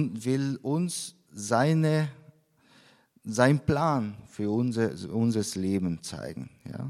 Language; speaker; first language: German; non-native, fluent; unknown